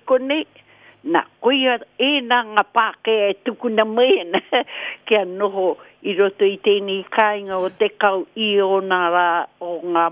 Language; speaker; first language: Māori; native; Māori